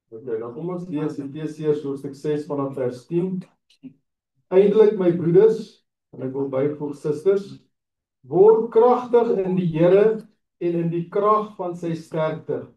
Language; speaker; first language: Afrikaans; non-native, local second language; English